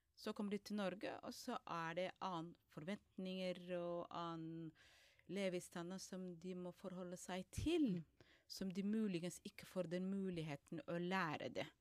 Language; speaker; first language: Norwegian; non-native, fluent; Somali